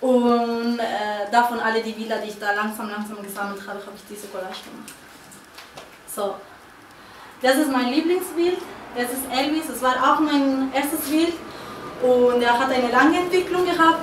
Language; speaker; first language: German; non-native, fluent; Spanish